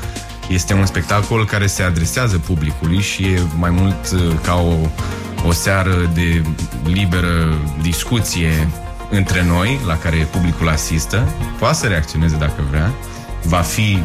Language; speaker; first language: Romanian; native; Romanian